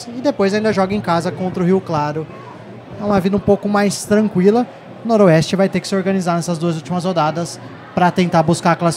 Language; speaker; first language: Portuguese; native; Portuguese